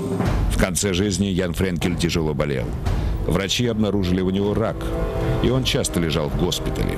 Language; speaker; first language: Russian; native; Russian